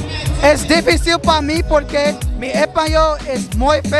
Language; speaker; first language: Spanish; early bilingual, heritage; English